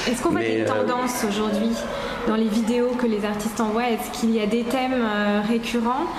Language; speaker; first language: French; native; French